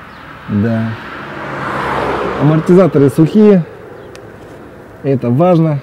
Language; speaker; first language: Russian; native; Russian